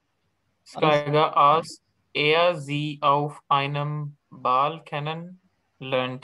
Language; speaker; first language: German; non-native, learner; Urdu